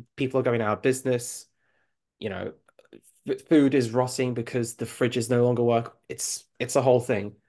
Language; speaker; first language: English; native; English